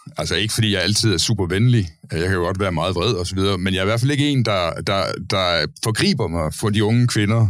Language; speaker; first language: Danish; native; Danish